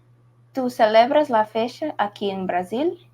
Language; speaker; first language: Spanish; non-native, learner; Portuguese